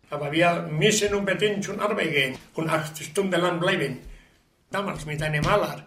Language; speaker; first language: German; non-native, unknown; Spanish